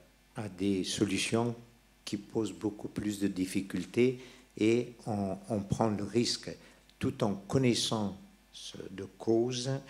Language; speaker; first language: French; non-native, local second language; Persian